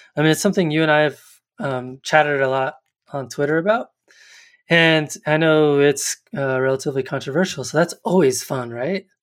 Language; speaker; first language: English; native; English